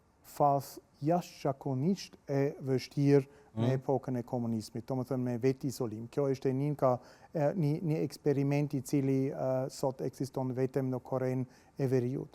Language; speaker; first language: Albanian; non-native, fluent; German